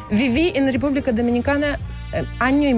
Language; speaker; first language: Spanish; non-native, learner; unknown